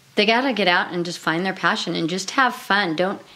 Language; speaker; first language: English; native; English